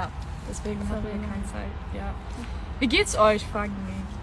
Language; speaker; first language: German; non-native, fluent; Swedish